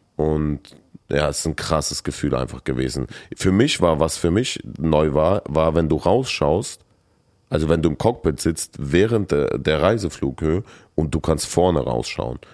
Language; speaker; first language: German; early bilingual, other home language; Russian